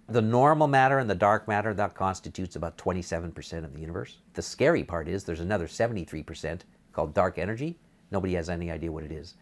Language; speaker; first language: English; native; English